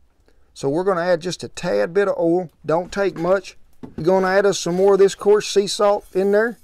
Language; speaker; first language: English; native; English